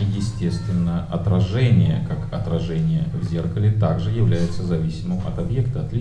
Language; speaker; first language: Russian; native; Russian